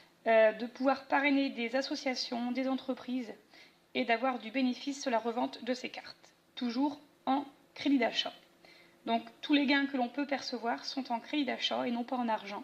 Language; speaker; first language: French; native; French